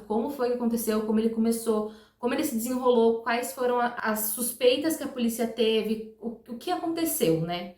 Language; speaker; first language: Portuguese; native; Portuguese